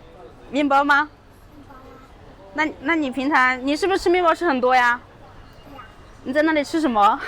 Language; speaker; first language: Chinese; native; Chinese